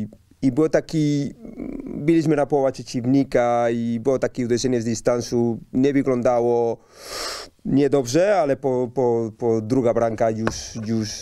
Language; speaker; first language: Polish; non-native, learner; Spanish